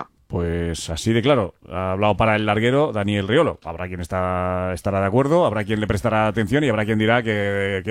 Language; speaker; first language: Spanish; native; Spanish